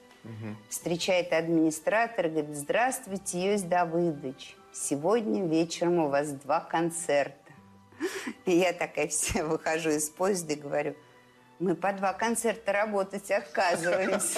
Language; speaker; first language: Russian; native; Russian